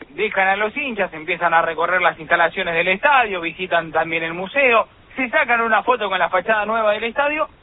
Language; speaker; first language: Spanish; native; Spanish